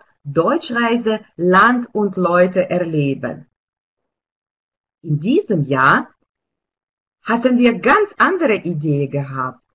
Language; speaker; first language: German; non-native, fluent; Russian